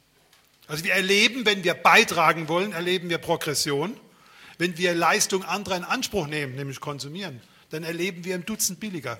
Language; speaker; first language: German; native; German